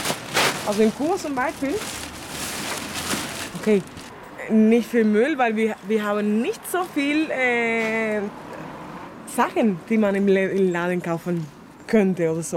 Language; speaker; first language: German; non-native, fluent; Spanish